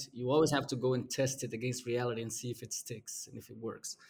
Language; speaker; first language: English; non-native, fluent; Portuguese